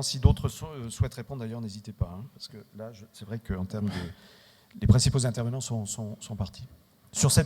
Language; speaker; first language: French; native; French